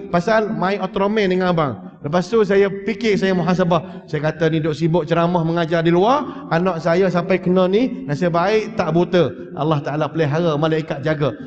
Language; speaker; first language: Malay; early bilingual, heritage; Malay